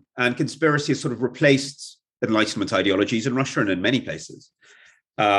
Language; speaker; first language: English; non-native, local second language; Russian